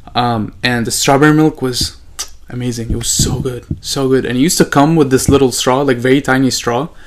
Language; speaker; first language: English; non-native, fluent; Arabic